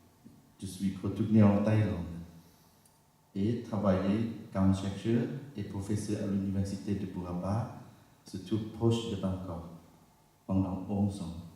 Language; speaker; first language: French; non-native, fluent; Thai